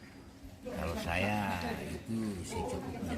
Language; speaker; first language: Indonesian; non-native, local second language; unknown